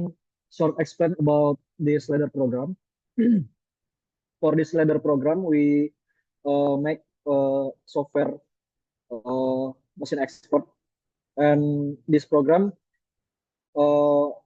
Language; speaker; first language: English; non-native, learner; Indonesian